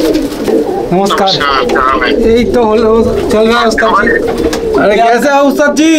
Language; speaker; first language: Hindi; non-native, local second language; Bangla